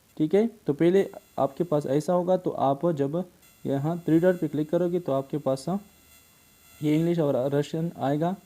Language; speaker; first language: Urdu; non-native, local second language; Pashto